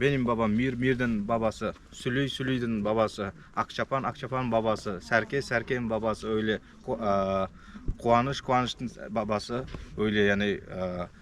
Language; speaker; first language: Turkish; non-native, learner; Kazakh